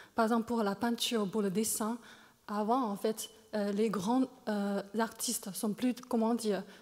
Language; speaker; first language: French; non-native, fluent; Chinese